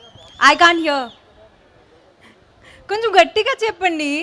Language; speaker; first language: Telugu; non-native, learner; Hindi